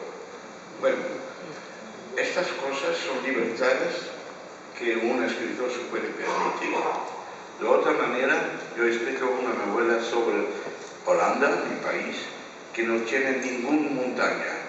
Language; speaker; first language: Spanish; non-native, fluent; Dutch